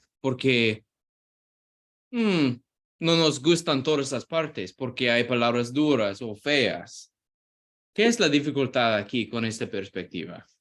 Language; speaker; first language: Spanish; non-native, fluent; English